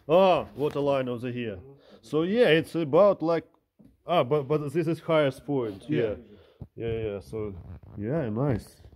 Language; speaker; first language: English; non-native, learner; Russian